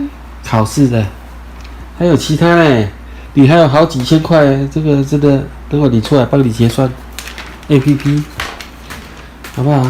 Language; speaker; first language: Chinese; native; Chinese